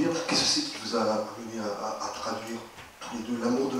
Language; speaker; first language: French; native; French